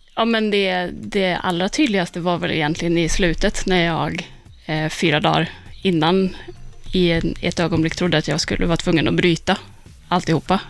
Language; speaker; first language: Swedish; native; Swedish